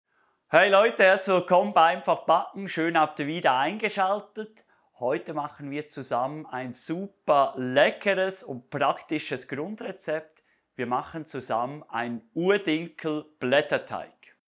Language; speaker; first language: German; native; German